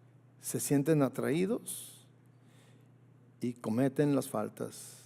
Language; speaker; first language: Spanish; native; Spanish